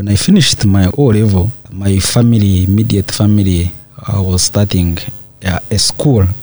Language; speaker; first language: English; non-native, local second language; Nyankole